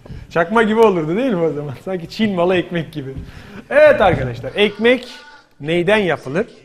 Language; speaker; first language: Turkish; native; Turkish